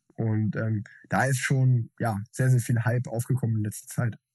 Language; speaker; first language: German; native; German